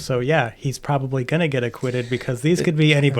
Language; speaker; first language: English; native; English